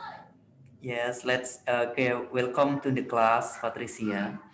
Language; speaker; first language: English; non-native, fluent; Indonesian